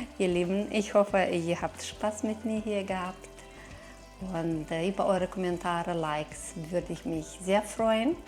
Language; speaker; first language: German; non-native, fluent; Romanian